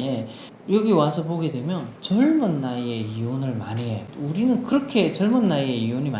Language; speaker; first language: Korean; non-native, local second language; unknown